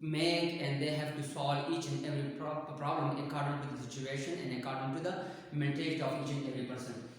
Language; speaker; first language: English; non-native, local second language; Urdu